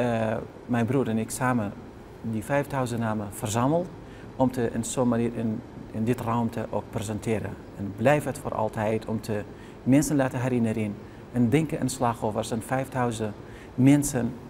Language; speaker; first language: Dutch; non-native, learner; Kurdish